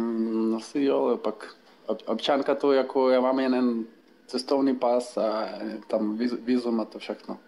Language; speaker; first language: Czech; non-native, learner; Ukrainian